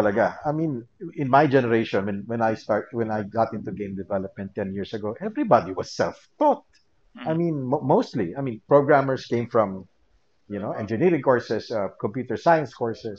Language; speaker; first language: English; non-native, local second language; Filipino